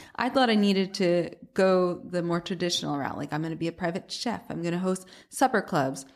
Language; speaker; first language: English; native; English